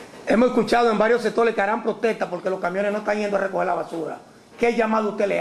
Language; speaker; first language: Spanish; native; Spanish